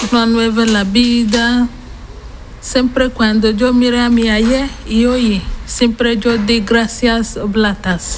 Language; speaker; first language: Spanish; non-native, learner; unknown